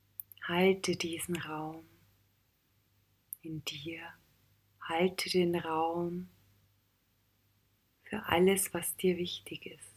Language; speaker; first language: German; native; German